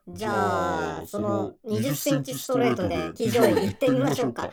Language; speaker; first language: Japanese; native; Japanese